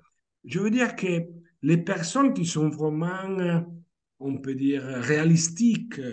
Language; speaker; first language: French; non-native, fluent; Italian